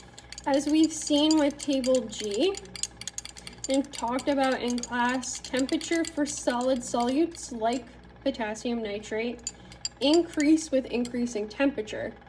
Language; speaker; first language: English; native; English